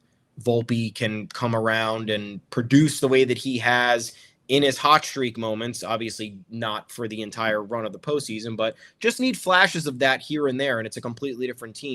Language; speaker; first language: English; native; English